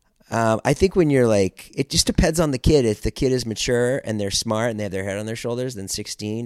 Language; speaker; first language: English; native; English